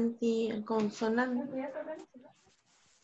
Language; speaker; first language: Italian; non-native, learner; Spanish